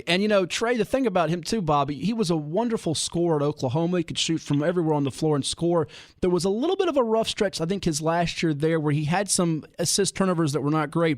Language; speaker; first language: English; native; English